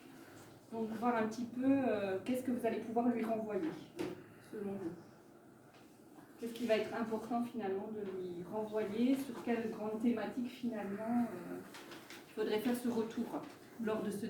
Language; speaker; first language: French; native; French